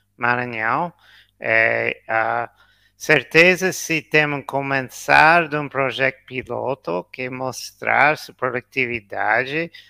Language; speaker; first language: Portuguese; non-native, learner; English